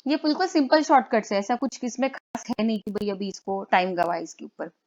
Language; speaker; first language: Hindi; non-native, local second language; Marathi